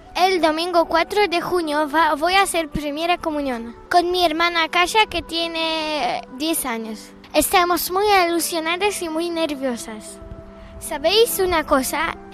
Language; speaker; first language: Spanish; early bilingual, other home language; Polish